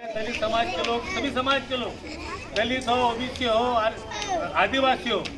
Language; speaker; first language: Hindi; non-native, local second language; Marathi